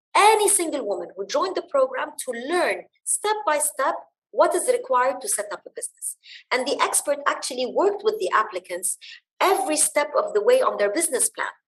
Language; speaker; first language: English; early bilingual, other home language; Arabic